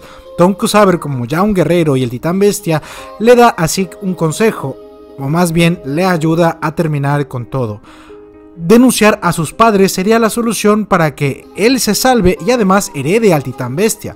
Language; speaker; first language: Spanish; native; Spanish